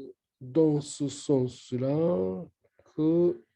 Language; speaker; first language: French; non-native, learner; Japanese